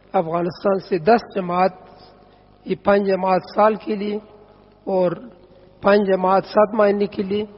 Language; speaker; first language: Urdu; non-native, learner; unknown